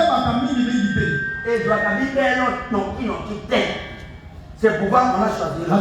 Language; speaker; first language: French; non-native, local second language; Lingala